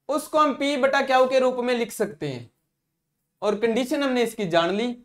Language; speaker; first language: Hindi; non-native, local second language; Punjabi